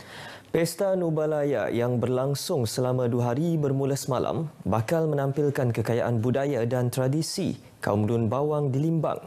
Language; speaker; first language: Malay; native; Malay